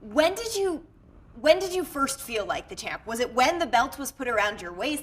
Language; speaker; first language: English; native; English